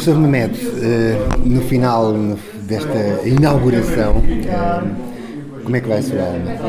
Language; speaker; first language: Portuguese; native; Portuguese